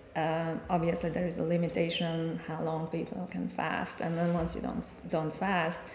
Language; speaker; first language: English; non-native, fluent; Hungarian